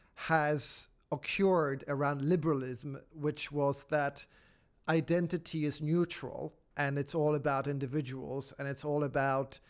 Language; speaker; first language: English; non-native, fluent; Polish